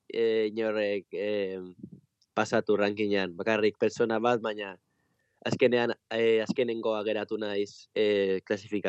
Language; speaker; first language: Basque; non-native, local second language; Spanish